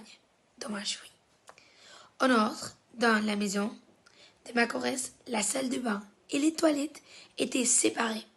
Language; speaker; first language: French; non-native, fluent; Spanish